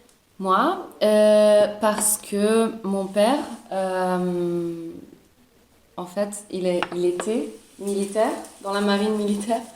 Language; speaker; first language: French; early bilingual, other home language; Italian